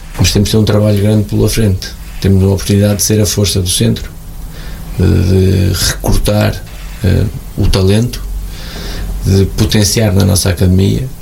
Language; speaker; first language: Portuguese; native; Portuguese